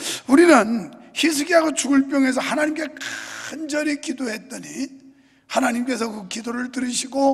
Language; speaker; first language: Korean; native; Korean